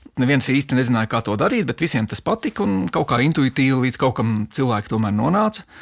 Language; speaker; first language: Latvian; native; Latvian